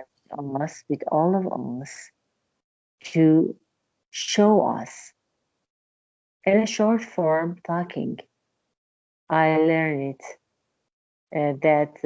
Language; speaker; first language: English; non-native, learner; Persian